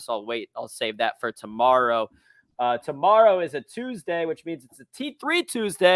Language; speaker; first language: English; native; English